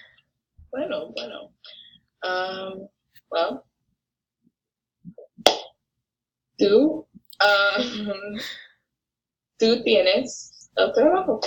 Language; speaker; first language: Spanish; non-native, learner; English